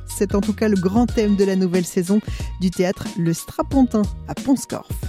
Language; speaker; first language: French; native; French